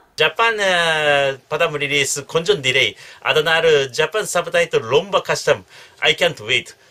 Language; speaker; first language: Tamil; non-native, learner; Japanese